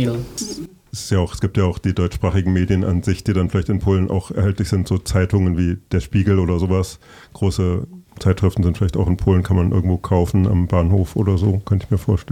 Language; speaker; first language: German; native; German